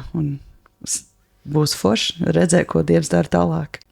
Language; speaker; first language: Latvian; non-native, learner; English